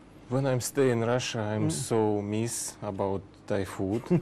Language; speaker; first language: English; non-native, learner; Russian